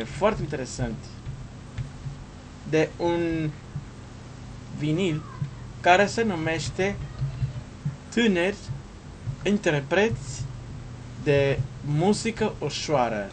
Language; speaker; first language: Romanian; non-native, learner; Portuguese